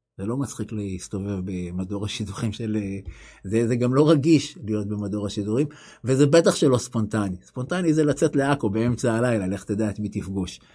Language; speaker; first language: Hebrew; native; Hebrew